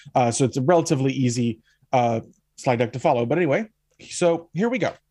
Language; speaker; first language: English; native; English